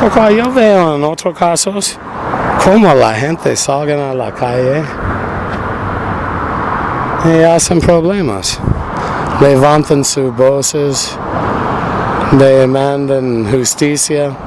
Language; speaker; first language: Spanish; non-native, fluent; English